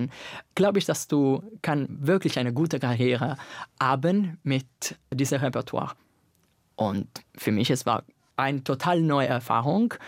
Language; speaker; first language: German; non-native, fluent; Italian